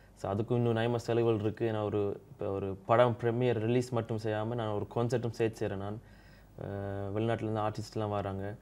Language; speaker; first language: Tamil; early bilingual, heritage; Tamil